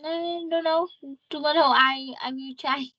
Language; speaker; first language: English; non-native, learner; Vietnamese